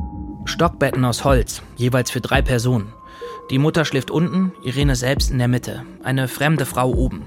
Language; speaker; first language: German; native; German